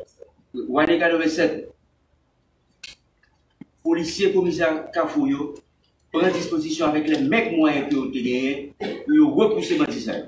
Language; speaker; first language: French; non-native, local second language; Haitian Creole